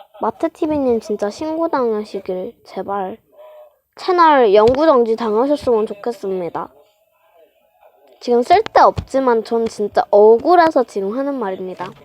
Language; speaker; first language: Korean; native; Korean